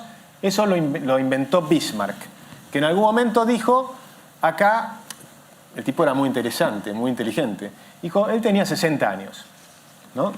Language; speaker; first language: Spanish; native; Spanish